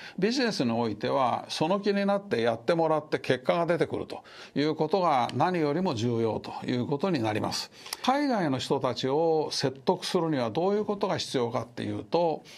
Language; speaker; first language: Japanese; native; Japanese